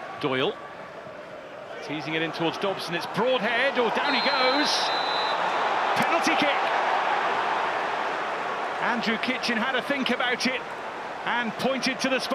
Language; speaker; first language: English; native; English